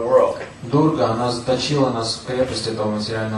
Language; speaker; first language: Russian; native; Russian